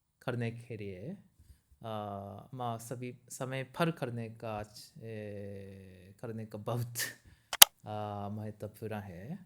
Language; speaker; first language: Hindi; non-native, learner; Japanese